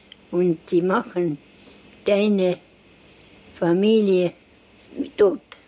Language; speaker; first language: German; non-native, learner; Estonian